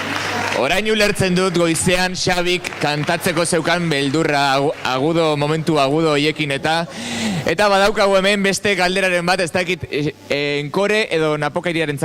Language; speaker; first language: Basque; native; Basque